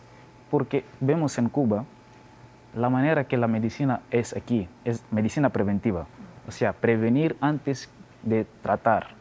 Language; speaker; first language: Spanish; non-native, learner; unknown